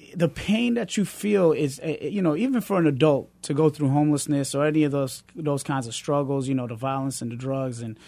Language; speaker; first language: English; early bilingual, other home language; Spanish